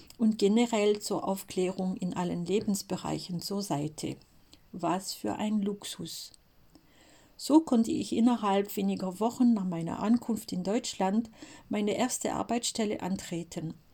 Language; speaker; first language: German; non-native, fluent; French